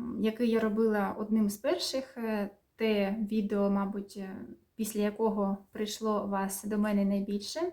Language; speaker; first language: Ukrainian; native; Ukrainian